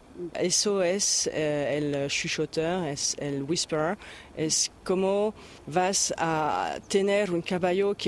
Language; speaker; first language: Spanish; non-native, fluent; French